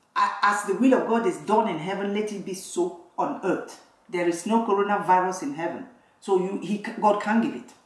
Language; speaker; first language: English; non-native, local second language; Igbo